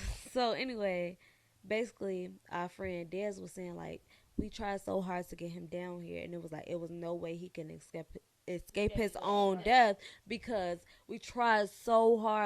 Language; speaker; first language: English; native; English